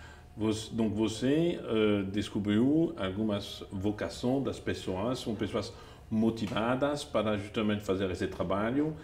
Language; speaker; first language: Portuguese; non-native, fluent; French